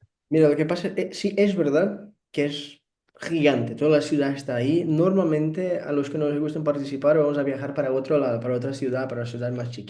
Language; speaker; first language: Spanish; non-native, fluent; Portuguese